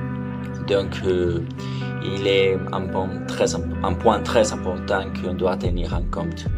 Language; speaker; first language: French; non-native, learner; Spanish